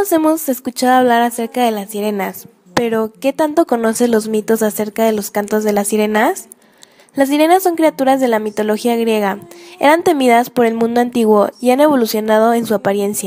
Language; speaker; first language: Spanish; native; Spanish